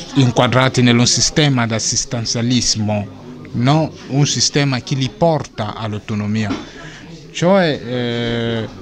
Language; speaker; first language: Italian; non-native, fluent; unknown